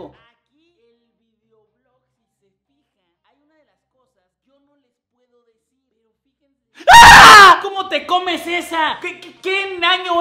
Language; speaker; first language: Spanish; native; Spanish